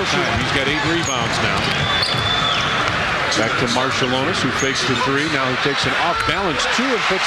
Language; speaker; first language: English; native; English